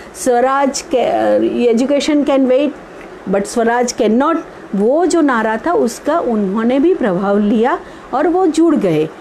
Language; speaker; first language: Hindi; non-native, local second language; Gujarati